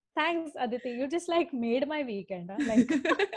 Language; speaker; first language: English; non-native, local second language; Tamil